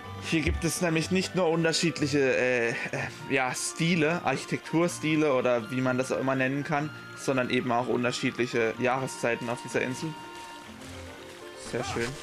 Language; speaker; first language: German; native; German